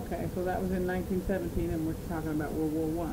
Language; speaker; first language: English; native; English